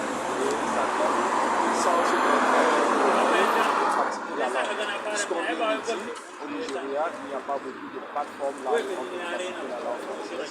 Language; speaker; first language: French; non-native, learner; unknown